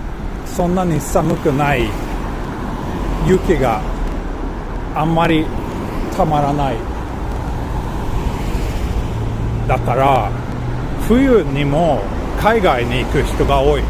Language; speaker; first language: Japanese; non-native, learner; Swedish